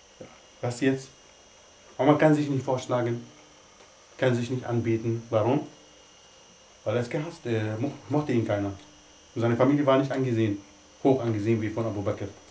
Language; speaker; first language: German; non-native, fluent; Arabic